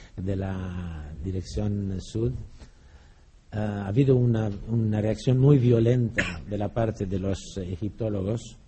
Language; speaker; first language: Spanish; non-native, fluent; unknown